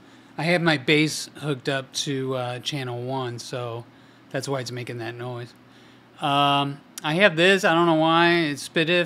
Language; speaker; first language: English; native; English